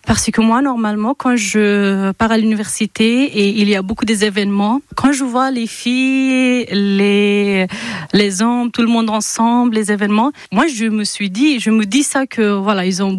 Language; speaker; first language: French; non-native, fluent; Persian